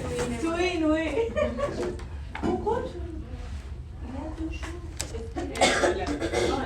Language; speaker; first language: French; non-native, learner; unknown